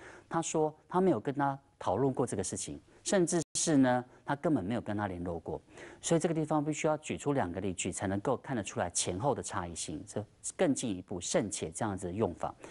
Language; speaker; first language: Chinese; native; Chinese